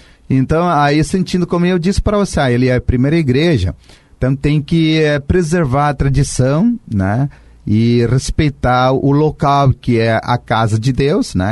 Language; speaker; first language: Portuguese; non-native, fluent; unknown